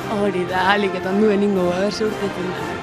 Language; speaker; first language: Basque; native; Basque